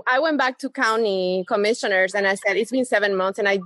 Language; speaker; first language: English; non-native, fluent; Spanish